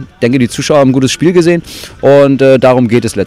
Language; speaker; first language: German; native; German